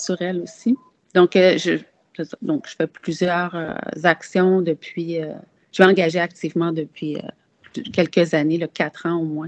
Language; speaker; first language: French; native; French